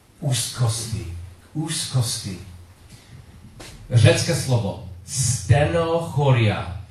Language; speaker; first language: Czech; non-native, learner; English